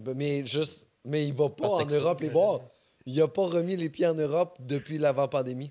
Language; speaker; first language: French; native; French